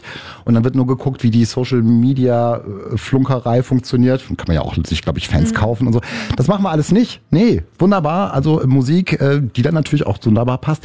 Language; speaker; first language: German; native; German